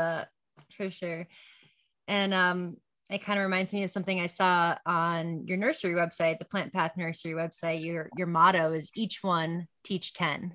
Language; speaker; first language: English; native; English